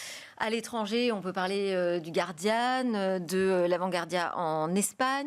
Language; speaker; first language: French; native; French